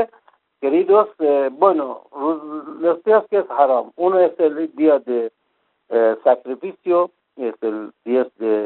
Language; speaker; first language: Spanish; non-native, fluent; Persian